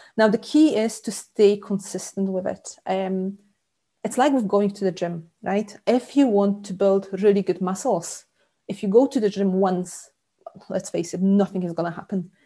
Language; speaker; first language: English; non-native, fluent; Polish